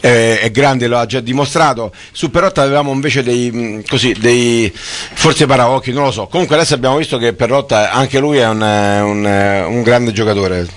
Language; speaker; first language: Italian; native; Italian